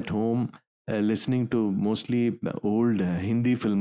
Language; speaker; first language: English; non-native, local second language; Malayalam